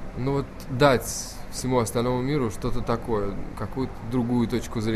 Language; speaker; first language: Russian; native; Russian